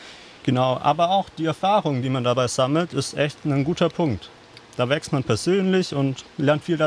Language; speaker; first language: German; native; German